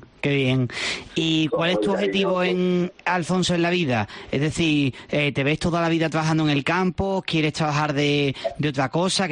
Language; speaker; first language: Spanish; native; Spanish